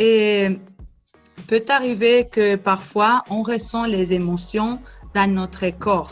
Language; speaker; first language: French; non-native, fluent; Spanish